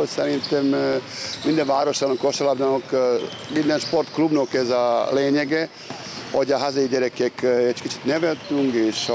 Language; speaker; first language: Hungarian; non-native, learner; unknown